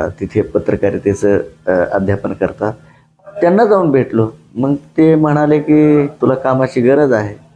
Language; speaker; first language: Marathi; non-native, local second language; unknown